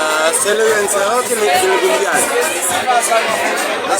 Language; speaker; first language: French; non-native, learner; Catalan